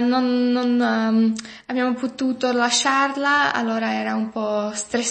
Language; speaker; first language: Italian; non-native, fluent; German